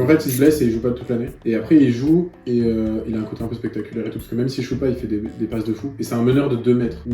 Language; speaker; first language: French; native; French